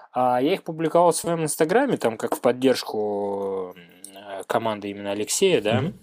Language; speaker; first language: Russian; native; Russian